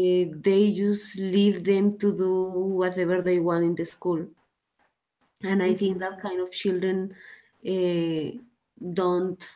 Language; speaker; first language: English; non-native, learner; Spanish